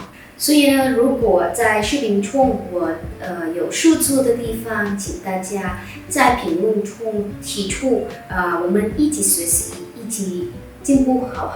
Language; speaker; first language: Chinese; non-native, fluent; Vietnamese